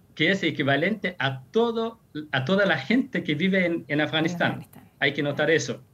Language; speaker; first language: Spanish; non-native, fluent; Persian